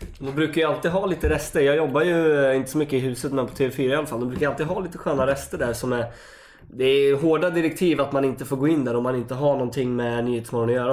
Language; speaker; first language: Swedish; native; Swedish